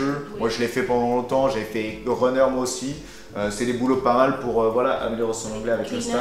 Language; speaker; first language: French; native; French